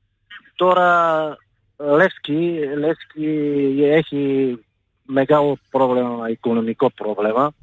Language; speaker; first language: Greek; non-native, fluent; Bulgarian